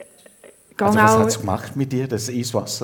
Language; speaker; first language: German; native; German